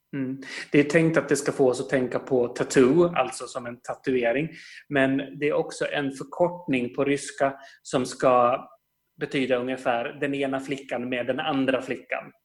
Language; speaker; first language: Swedish; native; Swedish